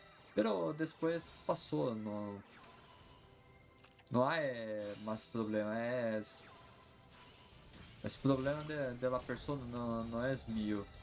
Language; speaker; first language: Spanish; non-native, learner; Portuguese